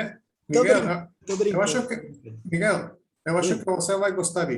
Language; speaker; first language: Portuguese; non-native, fluent; Spanish